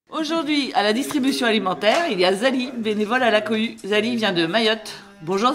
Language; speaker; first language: French; native; French